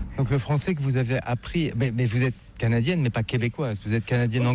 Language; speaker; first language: French; native; French